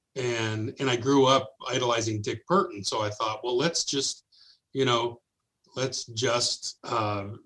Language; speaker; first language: English; native; English